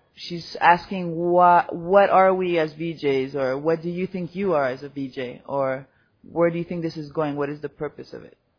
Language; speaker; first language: English; non-native, fluent; Spanish